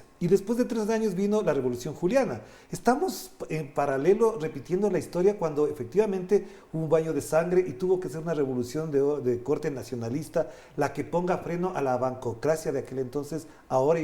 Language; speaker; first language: Spanish; native; Spanish